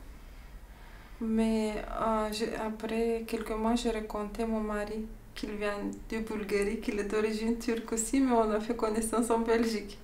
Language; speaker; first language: French; non-native, fluent; Turkish